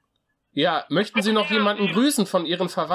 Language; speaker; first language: German; native; German